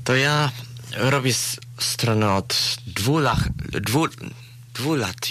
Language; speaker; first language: Polish; early bilingual, heritage; Polish